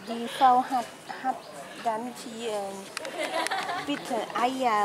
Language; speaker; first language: German; non-native, learner; Thai